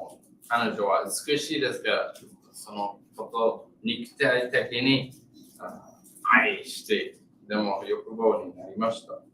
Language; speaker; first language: Japanese; non-native, learner; English